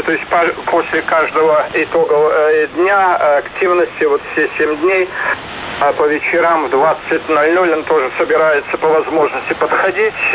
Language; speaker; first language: Russian; native; Russian